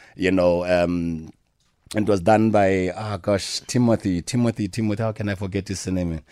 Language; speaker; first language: English; non-native, local second language; Tswana